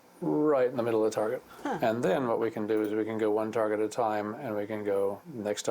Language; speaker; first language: English; native; English